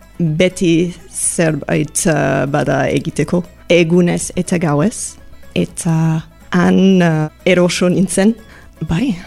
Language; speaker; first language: Basque; non-native, learner; English